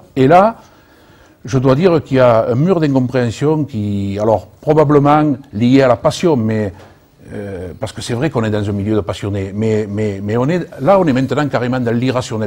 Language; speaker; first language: French; native; French